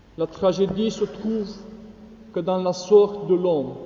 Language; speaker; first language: French; non-native, fluent; Romanian